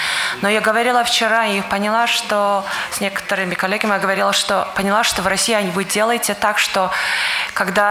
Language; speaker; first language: Russian; non-native, learner; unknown